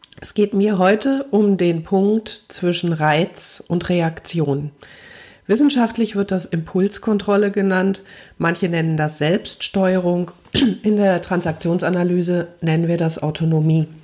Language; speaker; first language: German; native; German